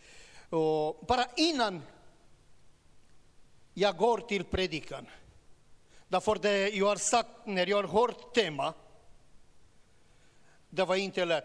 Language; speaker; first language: Swedish; non-native, learner; Romanian